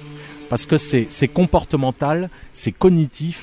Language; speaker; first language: French; early bilingual, other home language; Arabic